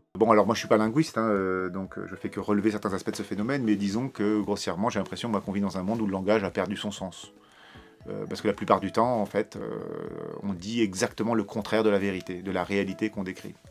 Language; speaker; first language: French; native; French